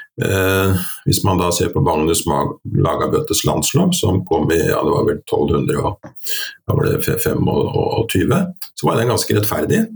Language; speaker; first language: Norwegian; native; Norwegian